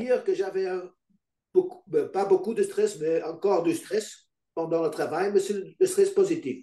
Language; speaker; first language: French; non-native, local second language; Dutch